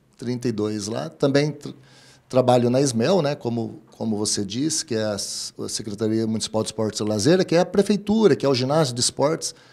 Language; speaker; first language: Portuguese; native; Portuguese